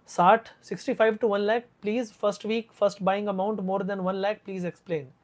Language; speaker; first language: Hindi; non-native, local second language; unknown